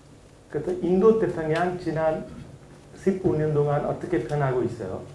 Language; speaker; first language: Korean; non-native, learner; Hindi